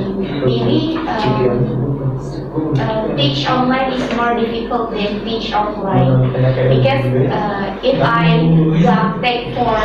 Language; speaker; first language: English; non-native, learner; Indonesian